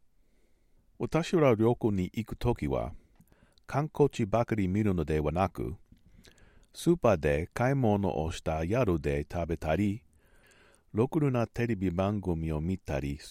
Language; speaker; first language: Japanese; non-native, learner; English